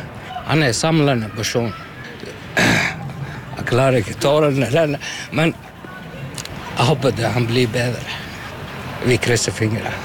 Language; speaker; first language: Norwegian; non-native, learner; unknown